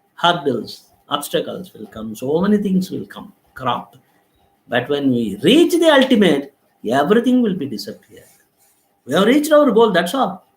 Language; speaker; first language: English; non-native, local second language; Telugu